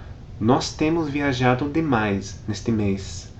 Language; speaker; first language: Portuguese; non-native, fluent; English